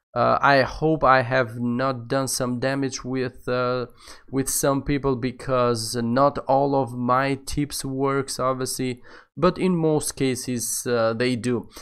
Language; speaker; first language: English; non-native, fluent; Albanian